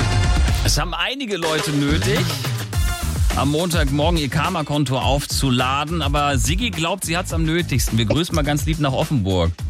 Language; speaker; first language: German; native; German